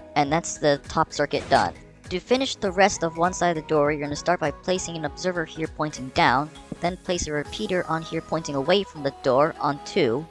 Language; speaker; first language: English; native; English